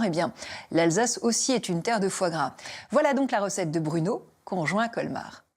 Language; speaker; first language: French; native; French